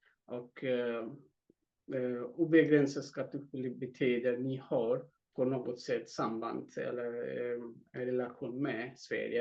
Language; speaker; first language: Swedish; non-native, fluent; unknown